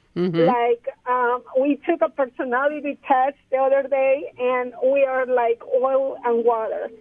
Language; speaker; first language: English; non-native, fluent; Spanish